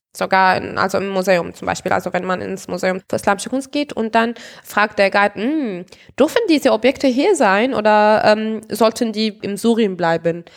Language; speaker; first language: German; non-native, fluent; Arabic